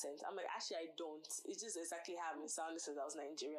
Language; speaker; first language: English; non-native, local second language; Igbo